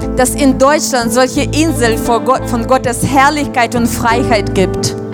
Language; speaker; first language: German; non-native, fluent; Russian